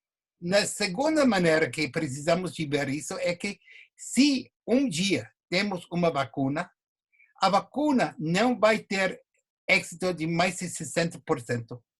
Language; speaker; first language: Portuguese; non-native, fluent; English